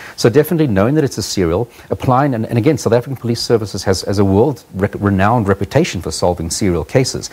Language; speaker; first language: English; native; English